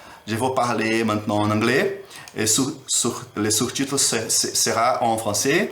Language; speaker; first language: French; non-native, learner; Portuguese